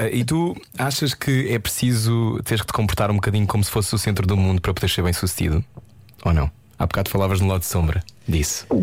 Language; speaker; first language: Portuguese; native; Portuguese